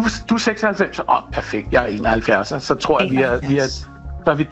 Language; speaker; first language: Danish; native; Danish